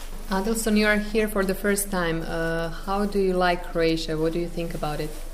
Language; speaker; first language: English; non-native, fluent; Croatian